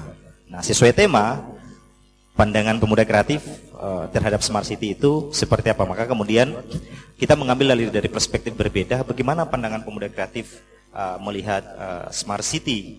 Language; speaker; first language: Indonesian; native; Indonesian